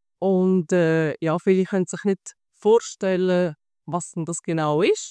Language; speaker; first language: German; native; German